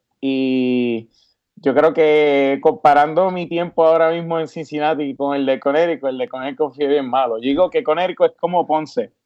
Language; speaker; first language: Spanish; native; Spanish